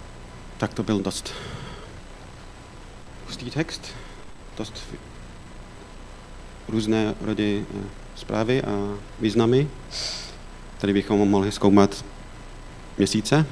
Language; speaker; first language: Czech; non-native, fluent; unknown